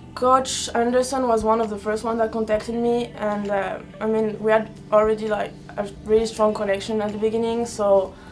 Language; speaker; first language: English; non-native, fluent; French